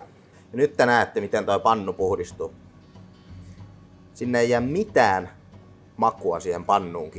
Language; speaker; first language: Finnish; native; Finnish